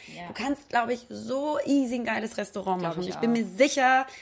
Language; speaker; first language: German; native; German